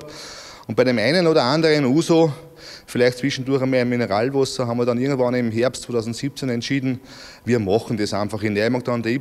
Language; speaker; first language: German; native; German